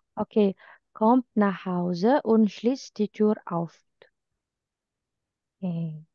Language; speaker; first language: German; non-native, fluent; Indonesian